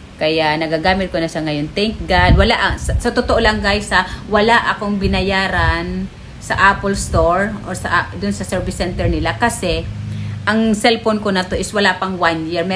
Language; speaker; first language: Filipino; non-native, local second language; Bikol